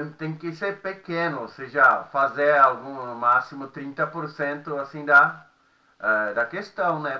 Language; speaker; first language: Portuguese; non-native, fluent; Czech